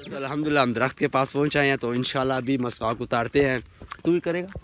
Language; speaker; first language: Urdu; non-native, local second language; Punjabi